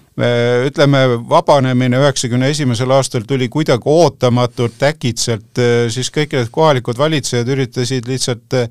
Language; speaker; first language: Estonian; native; Estonian